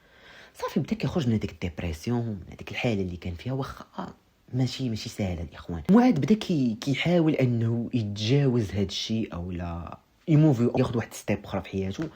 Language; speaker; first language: Arabic; native; Arabic